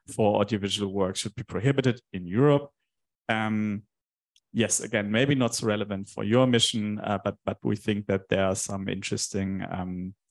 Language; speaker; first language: English; non-native, fluent; German